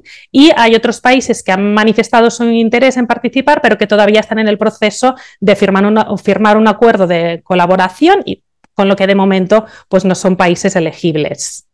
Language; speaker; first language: Spanish; native; Spanish